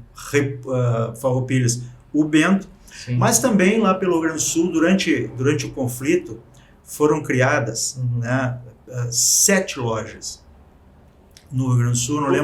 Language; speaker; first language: Portuguese; native; Portuguese